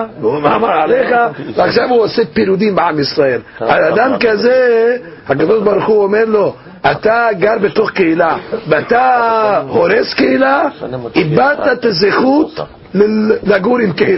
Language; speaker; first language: Hebrew; non-native, fluent; English